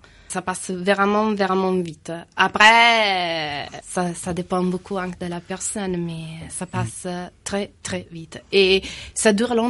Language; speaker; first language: French; non-native, fluent; Italian